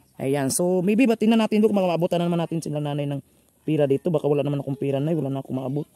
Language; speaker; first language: Filipino; non-native, local second language; Cebuano